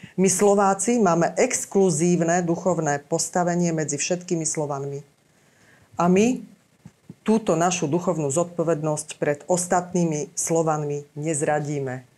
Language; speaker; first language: Slovak; native; Slovak